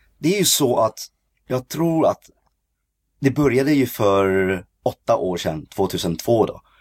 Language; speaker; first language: Swedish; early bilingual, other home language; Cantonese